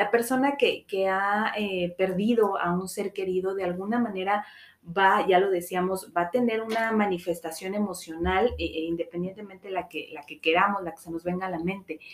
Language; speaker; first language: Spanish; native; Spanish